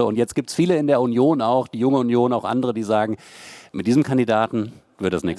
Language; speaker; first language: German; native; German